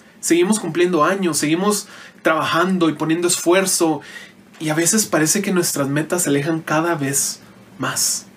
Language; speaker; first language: Spanish; native; Spanish